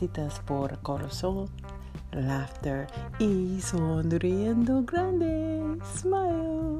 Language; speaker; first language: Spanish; non-native, learner; English